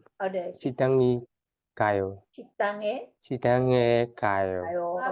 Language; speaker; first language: Korean; non-native, learner; Burmese